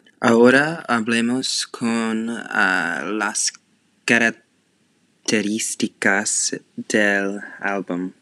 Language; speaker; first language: Spanish; non-native, learner; English